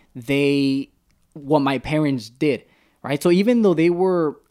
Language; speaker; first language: English; native; English